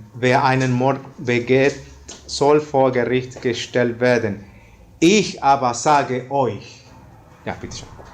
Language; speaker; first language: German; non-native, fluent; Spanish